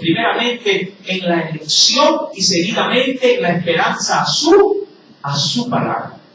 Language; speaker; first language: Spanish; native; Spanish